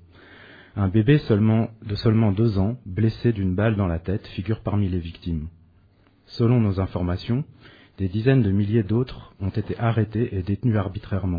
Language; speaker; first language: French; native; French